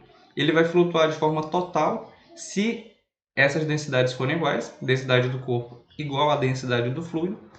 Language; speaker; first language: Portuguese; native; Portuguese